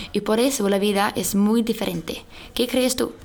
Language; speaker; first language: Spanish; non-native, learner; Swedish